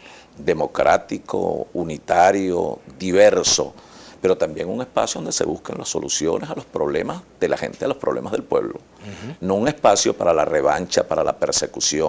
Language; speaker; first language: Spanish; native; Spanish